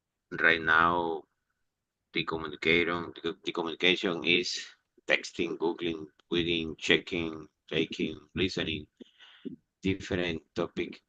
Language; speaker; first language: English; non-native, learner; Spanish